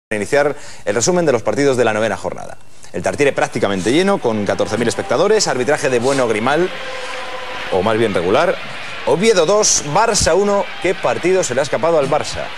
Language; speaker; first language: Spanish; native; Spanish